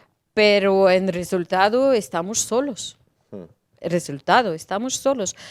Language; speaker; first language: Spanish; non-native, learner; Ukrainian